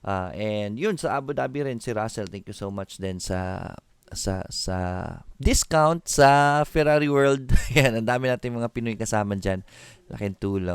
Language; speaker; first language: Filipino; native; Filipino